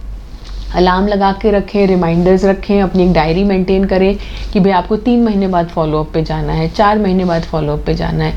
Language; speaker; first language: Hindi; native; Hindi